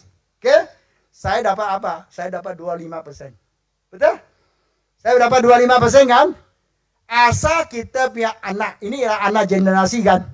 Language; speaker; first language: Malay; non-native, local second language; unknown